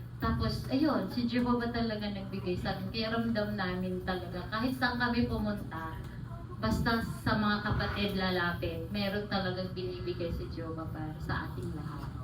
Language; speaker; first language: Filipino; non-native, local second language; Cebuano